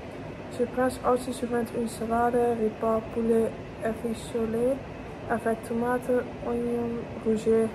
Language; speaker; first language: French; non-native, learner; Dutch